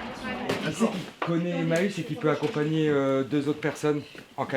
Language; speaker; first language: French; native; French